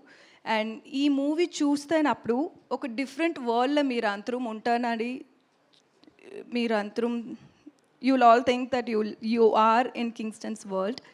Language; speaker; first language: Telugu; non-native, learner; Tamil